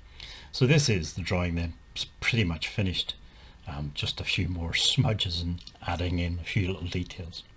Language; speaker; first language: English; native; English